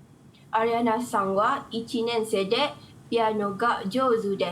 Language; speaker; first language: Japanese; non-native, learner; Malay